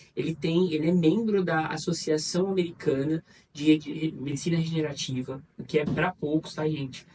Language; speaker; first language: Portuguese; native; Portuguese